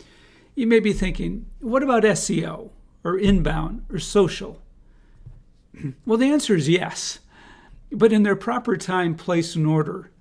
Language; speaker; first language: English; native; English